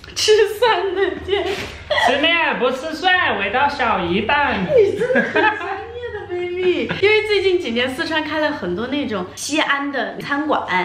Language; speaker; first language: Chinese; native; Chinese